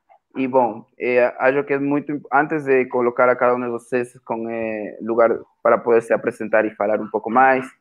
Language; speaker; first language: Portuguese; non-native, fluent; Spanish